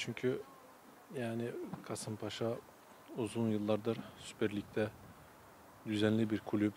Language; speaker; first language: Turkish; early bilingual, other home language; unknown